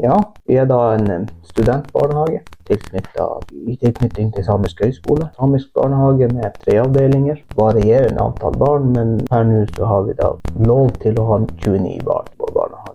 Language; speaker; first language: Norwegian; non-native, local second language; Northern Sami